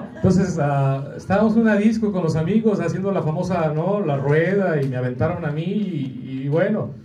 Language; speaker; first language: Spanish; native; Spanish